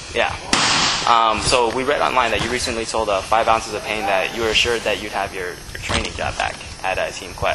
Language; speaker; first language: English; native; English